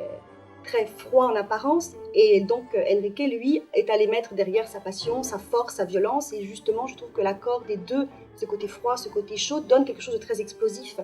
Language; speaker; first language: French; native; French